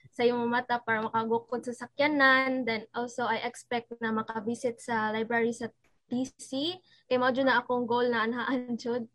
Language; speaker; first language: English; non-native, local second language; Cebuano